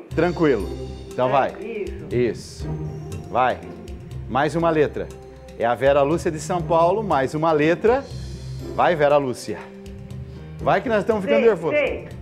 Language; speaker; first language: Portuguese; native; Portuguese